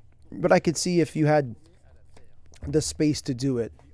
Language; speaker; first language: English; native; English